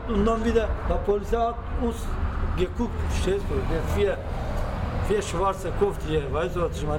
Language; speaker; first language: German; non-native, learner; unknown